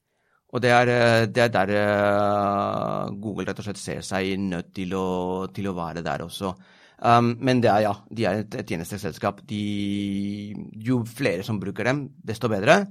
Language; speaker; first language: Norwegian; non-native, fluent; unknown